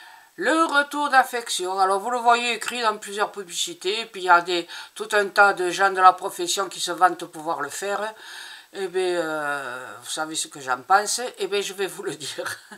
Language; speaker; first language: French; native; French